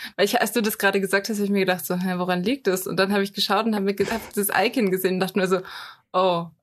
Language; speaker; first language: German; native; German